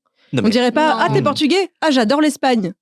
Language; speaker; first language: French; native; French